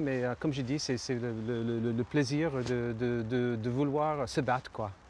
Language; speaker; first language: French; non-native, fluent; English